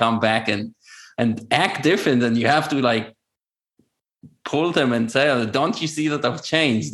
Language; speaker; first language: English; non-native, fluent; Hebrew